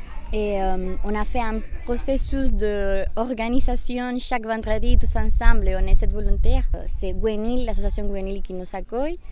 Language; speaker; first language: French; non-native, fluent; Spanish